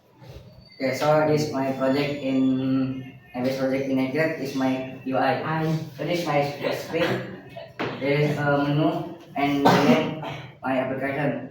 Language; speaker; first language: English; non-native, learner; Indonesian